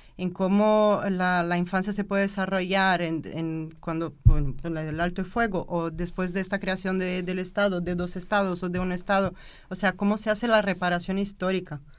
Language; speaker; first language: Spanish; non-native, fluent; Portuguese